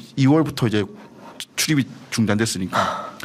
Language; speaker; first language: Korean; native; Korean